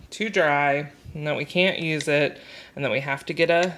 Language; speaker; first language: English; native; English